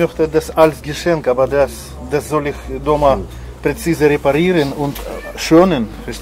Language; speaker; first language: German; non-native, learner; Russian